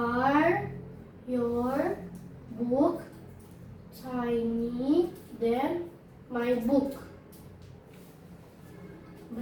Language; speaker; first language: English; non-native, learner; Indonesian